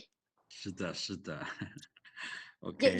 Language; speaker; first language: Chinese; non-native, fluent; Lao